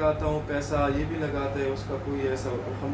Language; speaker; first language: Hindi; non-native, local second language; Pashto